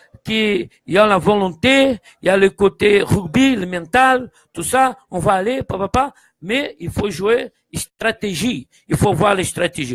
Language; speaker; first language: French; non-native, fluent; Portuguese